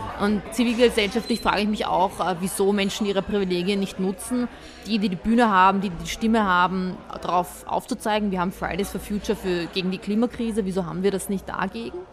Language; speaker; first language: German; early bilingual, other home language; Bosnian